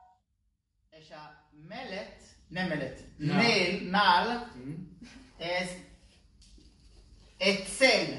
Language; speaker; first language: Hungarian; non-native, learner; Hebrew